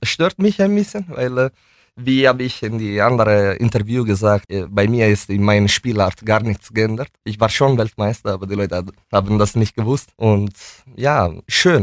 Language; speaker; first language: German; non-native, fluent; Italian